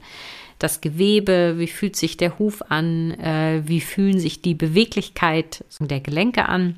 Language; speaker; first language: German; native; German